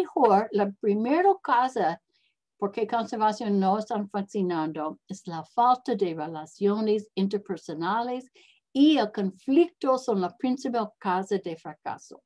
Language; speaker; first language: Spanish; non-native, learner; English